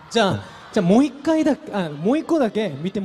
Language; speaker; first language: Japanese; non-native, fluent; Korean